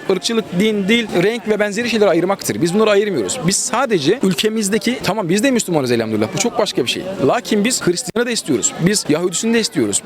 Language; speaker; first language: Turkish; native; Turkish